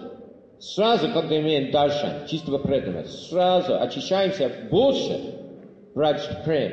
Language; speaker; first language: Russian; non-native, fluent; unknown